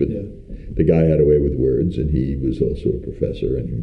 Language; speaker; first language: English; native; English